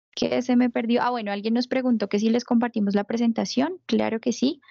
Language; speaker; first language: Spanish; native; Spanish